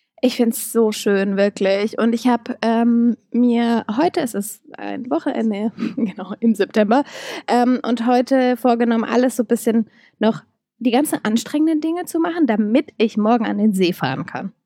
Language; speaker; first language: German; native; German